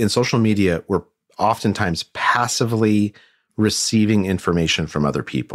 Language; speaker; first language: English; native; English